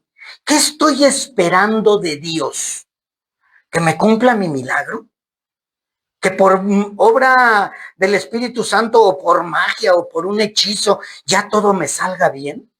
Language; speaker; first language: Spanish; native; Spanish